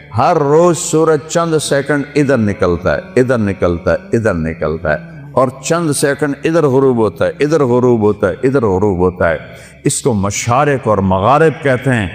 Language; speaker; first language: Urdu; non-native, local second language; Saraiki